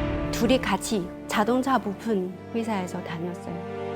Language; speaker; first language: Korean; non-native, learner; Chinese